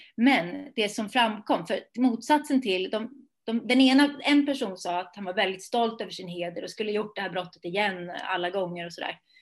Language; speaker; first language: Swedish; native; Swedish